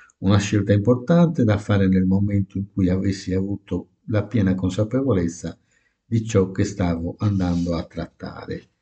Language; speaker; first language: Italian; native; Italian